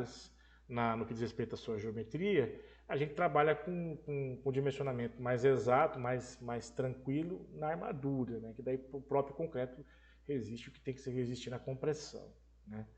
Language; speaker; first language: Portuguese; native; Portuguese